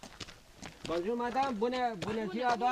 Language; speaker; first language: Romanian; native; Romanian